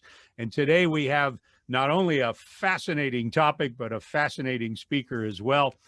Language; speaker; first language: English; native; English